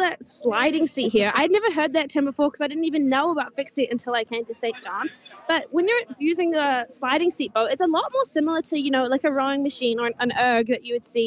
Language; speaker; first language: English; native; English